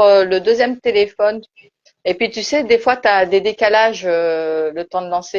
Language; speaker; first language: French; native; French